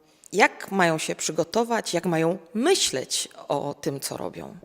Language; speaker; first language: Polish; native; Polish